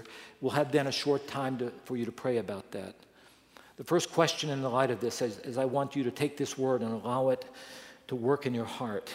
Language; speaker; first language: English; native; English